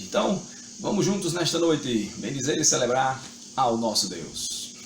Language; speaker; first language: Portuguese; native; Portuguese